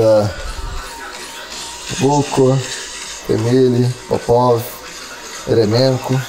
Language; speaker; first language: Russian; non-native, learner; Portuguese